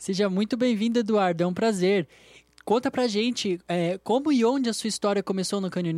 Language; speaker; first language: Portuguese; native; Portuguese